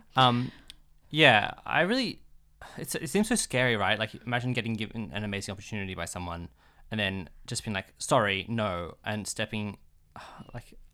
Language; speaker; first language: English; native; English